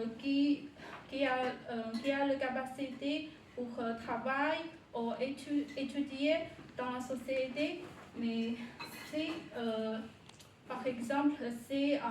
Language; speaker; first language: French; non-native, learner; Chinese